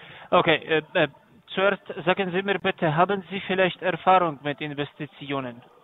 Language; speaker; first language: German; non-native, learner; Greek